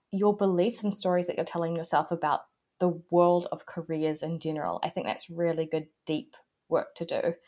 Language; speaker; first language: English; native; English